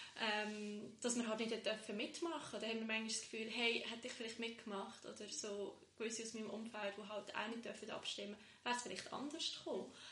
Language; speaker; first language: German; early bilingual, other home language; Bosnian